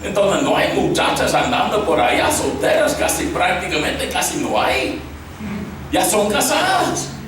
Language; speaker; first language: Spanish; non-native, fluent; English